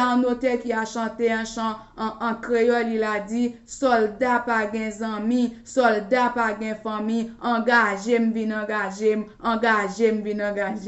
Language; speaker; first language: French; non-native, local second language; Haitian Creole